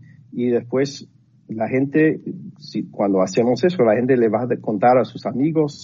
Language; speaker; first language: Spanish; non-native, fluent; English